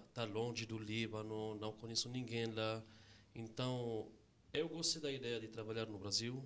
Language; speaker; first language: Portuguese; non-native, fluent; Arabic